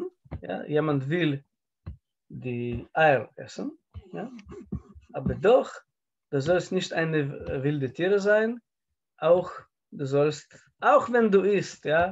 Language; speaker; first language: German; non-native, learner; Russian